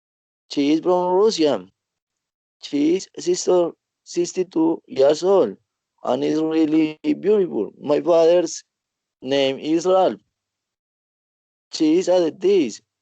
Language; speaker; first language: English; non-native, learner; Spanish